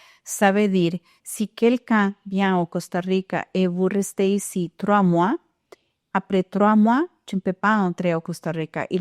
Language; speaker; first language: French; non-native, fluent; Spanish